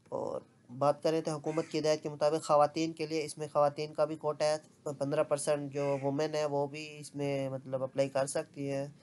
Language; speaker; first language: Urdu; non-native, local second language; Punjabi